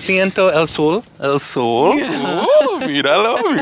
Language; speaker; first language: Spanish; non-native, learner; English